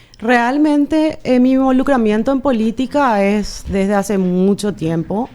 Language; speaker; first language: Spanish; native; Spanish